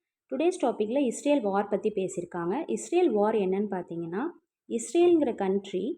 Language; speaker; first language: Tamil; native; Tamil